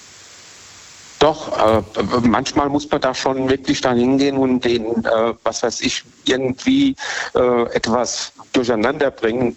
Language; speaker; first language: German; native; German